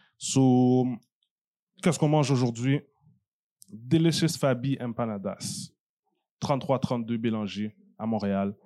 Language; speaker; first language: French; native; French